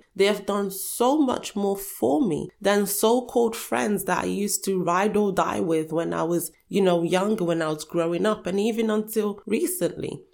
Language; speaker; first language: English; early bilingual, other home language; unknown